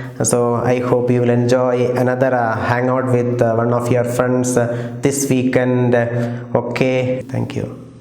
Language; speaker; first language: English; non-native, local second language; Malayalam